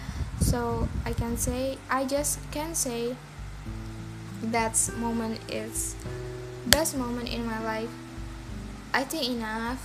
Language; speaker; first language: English; non-native, learner; Indonesian